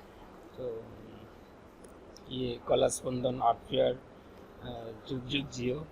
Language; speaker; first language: Hindi; non-native, local second language; Bangla